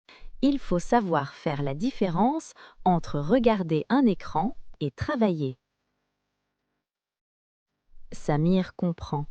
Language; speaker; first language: French; non-native, local second language; Arabic